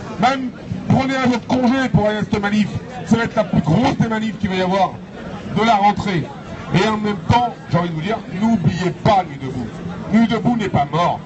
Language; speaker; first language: French; native; French